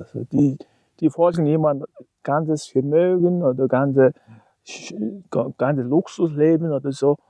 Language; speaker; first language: German; non-native, learner; Mongolian